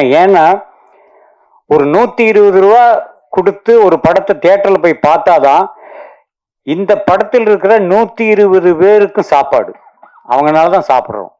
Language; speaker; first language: Tamil; native; Tamil